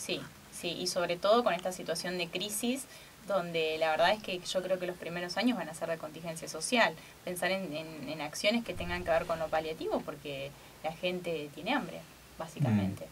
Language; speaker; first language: Spanish; native; Spanish